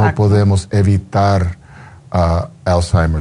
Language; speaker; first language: Spanish; non-native, fluent; English